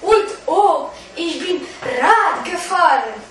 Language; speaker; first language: German; non-native, learner; Russian